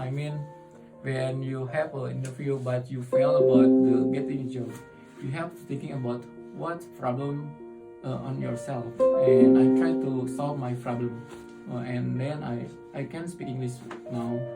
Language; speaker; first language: English; non-native, learner; Indonesian